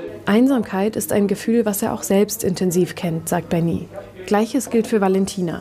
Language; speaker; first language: German; native; German